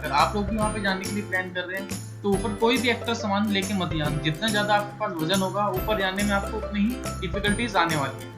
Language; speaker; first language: Hindi; native; Hindi